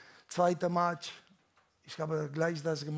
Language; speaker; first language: German; non-native, learner; Catalan